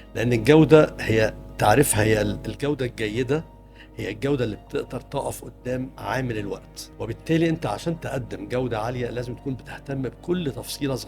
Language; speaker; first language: Arabic; native; Arabic